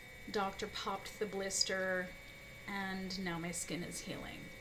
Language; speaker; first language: English; native; English